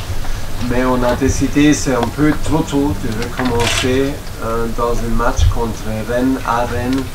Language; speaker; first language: French; non-native, learner; German